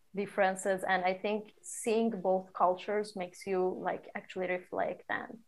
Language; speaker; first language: English; non-native, fluent; Persian